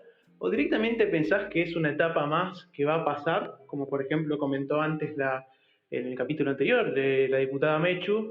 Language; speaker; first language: Spanish; native; Spanish